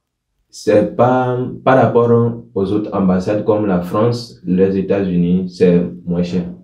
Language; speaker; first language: French; non-native, local second language; Ewe